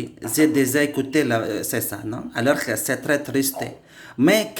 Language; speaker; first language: French; non-native, learner; Indonesian